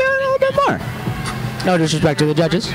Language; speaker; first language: English; native; English